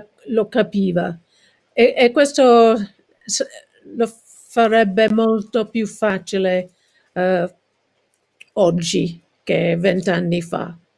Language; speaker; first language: Italian; non-native, learner; English